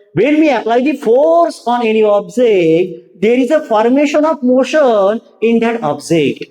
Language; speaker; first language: English; non-native, local second language; Marathi